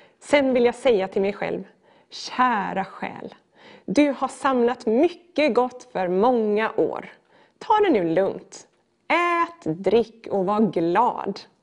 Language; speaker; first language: Swedish; native; Swedish